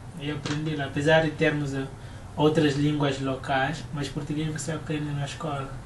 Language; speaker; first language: Portuguese; non-native, local second language; Upper Guinea Crioulo